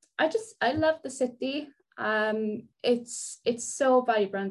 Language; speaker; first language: English; non-native, local second language; Welsh